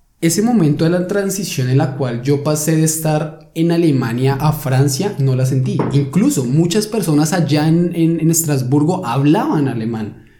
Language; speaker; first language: Spanish; native; Spanish